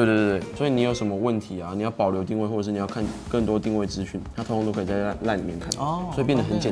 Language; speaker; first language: Chinese; native; Chinese